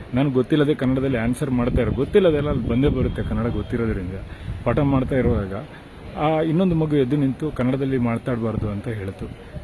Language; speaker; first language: Kannada; native; Kannada